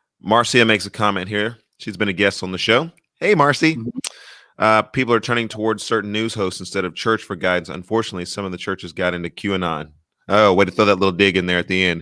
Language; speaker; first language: English; native; English